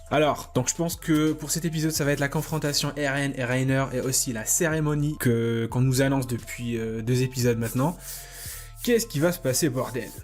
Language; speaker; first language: French; native; French